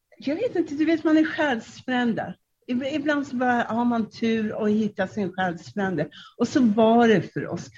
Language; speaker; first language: Swedish; non-native, fluent; Czech